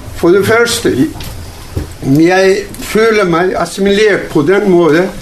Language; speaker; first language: Danish; non-native, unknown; Turkish